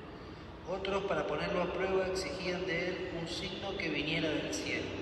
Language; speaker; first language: Spanish; native; Spanish